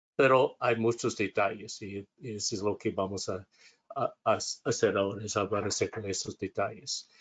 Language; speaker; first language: Spanish; non-native, learner; English